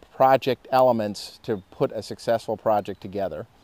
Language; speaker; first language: English; native; English